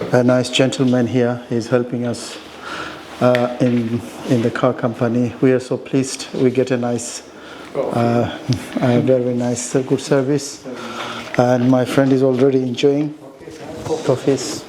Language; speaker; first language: English; non-native, learner; Bangla